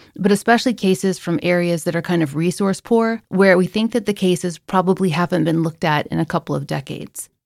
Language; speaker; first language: English; native; English